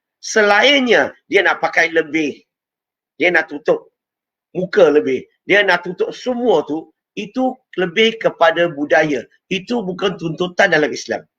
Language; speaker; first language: Malay; non-native, local second language; Chinese